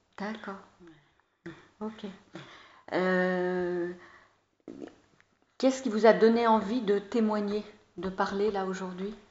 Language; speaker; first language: French; native; French